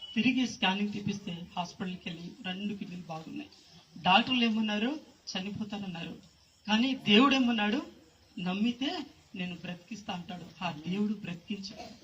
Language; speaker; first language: Telugu; non-native, local second language; Lambadi